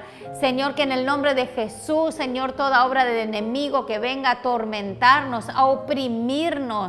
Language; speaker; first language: Spanish; native; Spanish